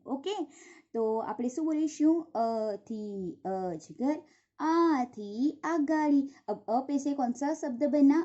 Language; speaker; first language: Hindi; non-native, local second language; Gujarati